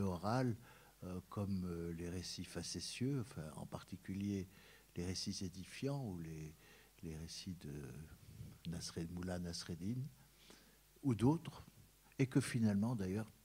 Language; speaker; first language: French; native; French